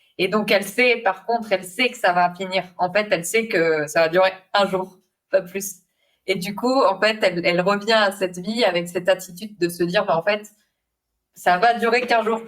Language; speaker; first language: French; non-native, fluent; Spanish